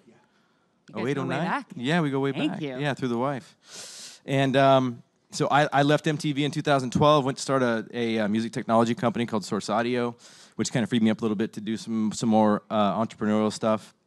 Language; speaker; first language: English; native; English